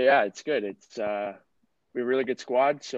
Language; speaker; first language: English; native; English